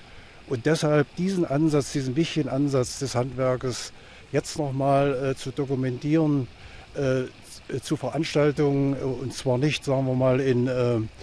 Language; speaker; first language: German; native; German